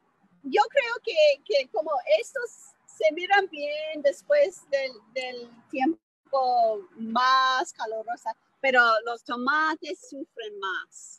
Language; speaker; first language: Spanish; non-native, fluent; English